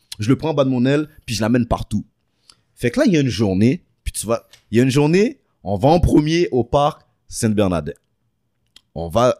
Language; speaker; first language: French; early bilingual, other home language; Haitian Creole